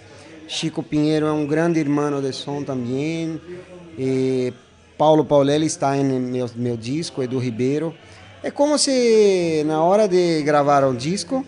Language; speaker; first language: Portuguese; non-native, learner; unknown